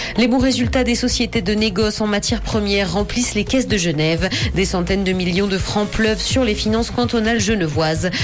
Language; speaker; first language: French; native; French